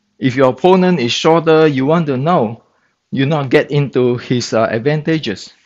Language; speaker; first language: English; non-native, fluent; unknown